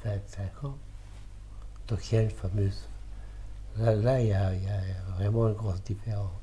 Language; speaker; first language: French; early bilingual, other home language; Italian